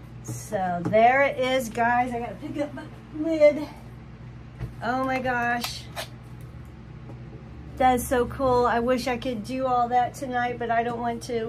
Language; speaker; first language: English; native; English